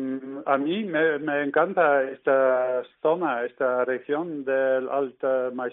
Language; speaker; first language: Spanish; non-native, learner; Dutch